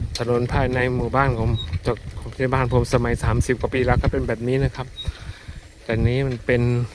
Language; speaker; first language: Thai; non-native, local second language; Northeastern Thai